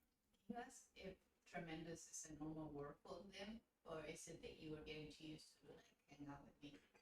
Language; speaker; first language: English; non-native, fluent; Spanish